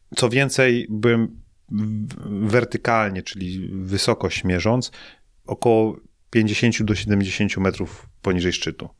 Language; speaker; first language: Polish; native; Polish